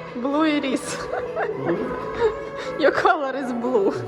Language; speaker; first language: English; non-native, learner; Russian